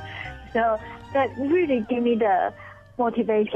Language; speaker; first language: English; non-native, fluent; Chinese